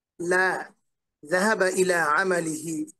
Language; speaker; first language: Arabic; non-native, learner; Bangla